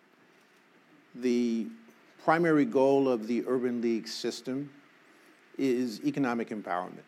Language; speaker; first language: English; native; English